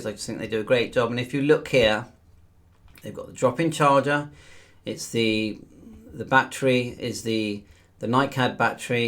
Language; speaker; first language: English; native; English